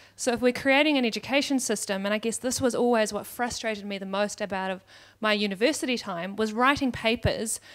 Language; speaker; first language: English; native; English